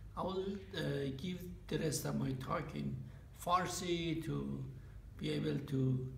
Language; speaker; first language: English; non-native, fluent; Persian